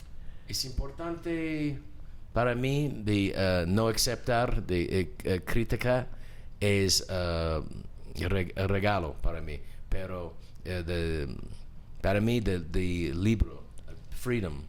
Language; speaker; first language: Spanish; non-native, learner; English